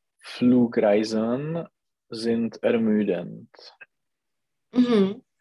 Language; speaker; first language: German; non-native, learner; Czech